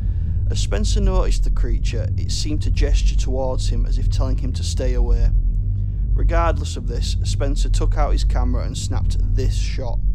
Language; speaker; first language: English; native; English